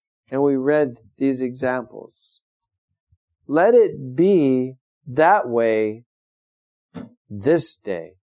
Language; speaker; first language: English; native; English